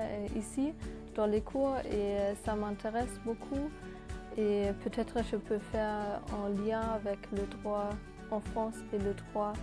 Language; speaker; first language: French; non-native, fluent; German